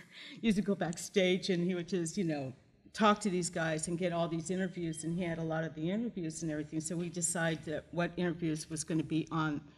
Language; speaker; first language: English; native; English